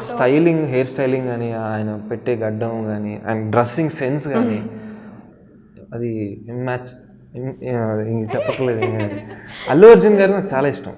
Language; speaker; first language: Telugu; native; Telugu